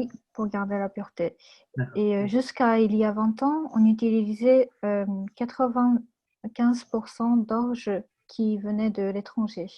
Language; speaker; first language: French; non-native, fluent; Japanese